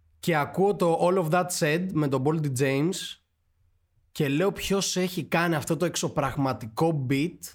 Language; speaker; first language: Greek; native; Greek